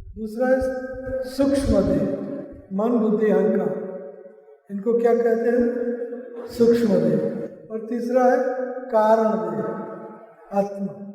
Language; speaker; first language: Hindi; non-native, local second language; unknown